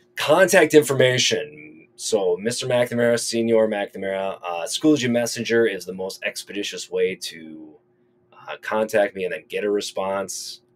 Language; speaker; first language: English; native; English